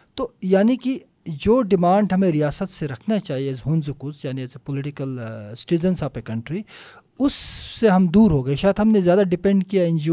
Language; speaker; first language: Urdu; non-native, local second language; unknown